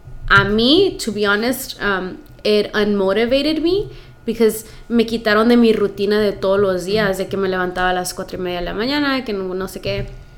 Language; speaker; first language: Spanish; early bilingual, heritage; Spanish